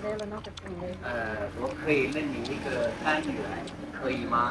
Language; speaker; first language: Chinese; native; Chinese